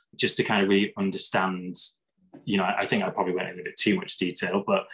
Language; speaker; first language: English; native; English